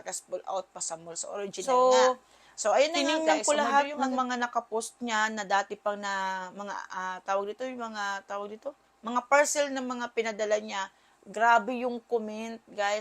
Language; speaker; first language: Filipino; native; Filipino